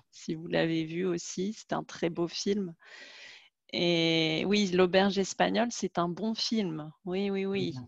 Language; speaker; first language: French; native; French